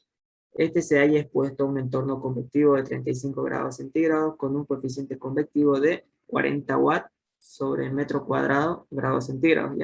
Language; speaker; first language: Spanish; native; Spanish